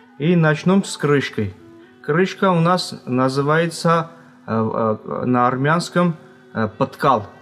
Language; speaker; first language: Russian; non-native, local second language; Armenian